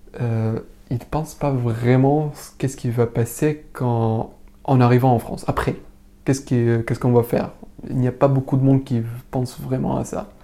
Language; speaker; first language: French; non-native, learner; Arabic